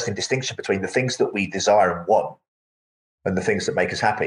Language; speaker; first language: English; native; English